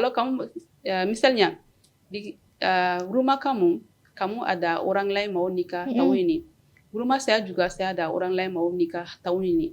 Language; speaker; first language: Indonesian; non-native, learner; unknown